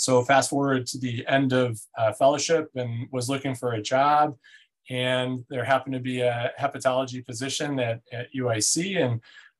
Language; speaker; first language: English; native; English